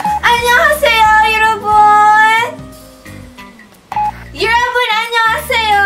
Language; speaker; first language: Korean; non-native, learner; Filipino